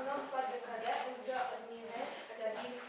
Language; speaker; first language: French; non-native, learner; Ukrainian